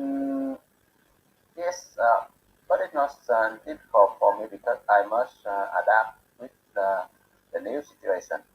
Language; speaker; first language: English; non-native, learner; Bangla